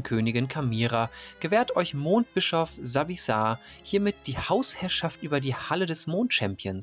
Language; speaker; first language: German; native; German